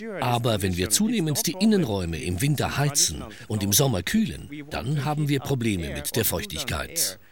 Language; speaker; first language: German; non-native, fluent; Japanese